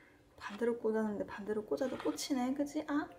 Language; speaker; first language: Korean; native; Korean